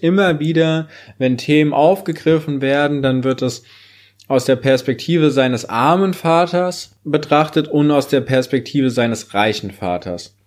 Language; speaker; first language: German; native; German